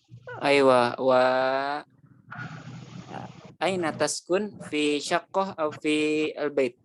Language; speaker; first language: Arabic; non-native, fluent; Indonesian